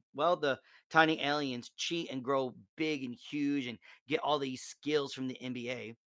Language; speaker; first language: English; native; English